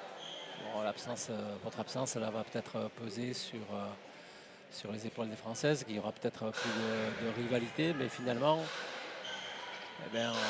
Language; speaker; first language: French; native; French